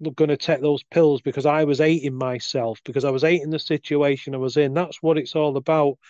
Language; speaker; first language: English; native; English